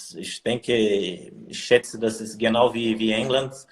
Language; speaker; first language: German; non-native, learner; Portuguese